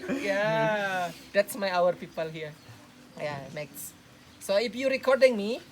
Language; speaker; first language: English; non-native, learner; Indonesian